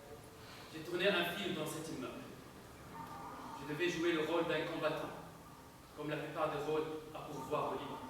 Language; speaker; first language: French; non-native, local second language; Arabic